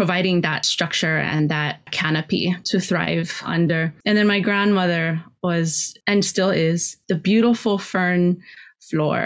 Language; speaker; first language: English; native; English